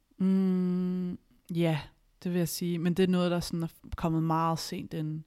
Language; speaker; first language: Danish; early bilingual, other home language; Spanish